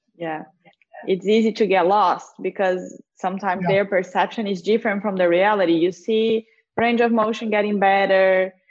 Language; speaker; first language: English; non-native, fluent; Portuguese